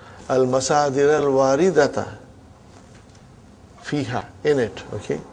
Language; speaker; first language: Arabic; non-native, fluent; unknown